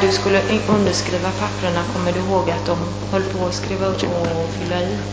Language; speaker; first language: Swedish; non-native, fluent; Italian